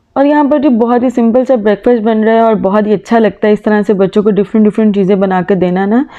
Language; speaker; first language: Urdu; native; Urdu